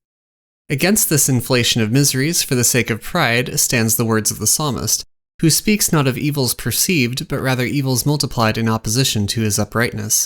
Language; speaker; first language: English; native; English